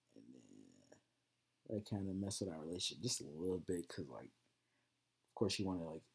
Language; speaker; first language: English; native; English